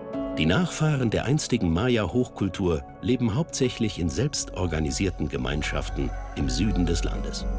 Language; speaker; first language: German; native; German